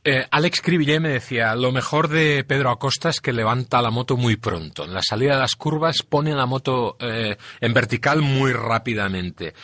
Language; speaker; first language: Spanish; non-native, local second language; Catalan